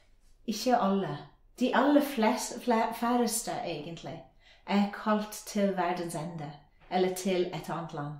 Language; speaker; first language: Norwegian; non-native, fluent; English